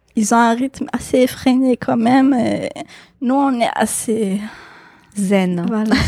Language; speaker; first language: French; non-native, local second language; Kabyle